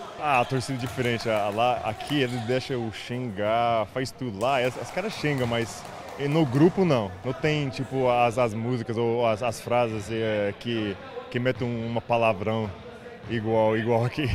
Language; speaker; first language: Portuguese; non-native, learner; English